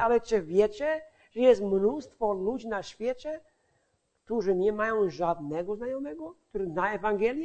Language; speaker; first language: Polish; non-native, fluent; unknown